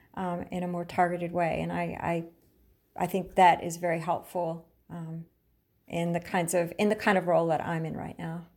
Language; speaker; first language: English; native; English